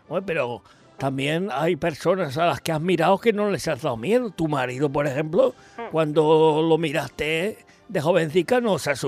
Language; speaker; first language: Spanish; native; Spanish